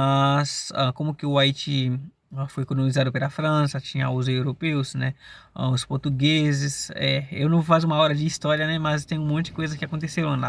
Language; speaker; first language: Portuguese; non-native, fluent; Haitian Creole